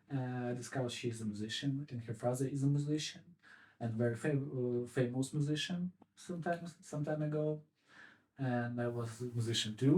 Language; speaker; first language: English; non-native, fluent; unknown